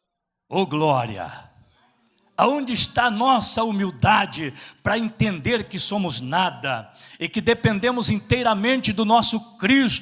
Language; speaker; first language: Portuguese; native; Portuguese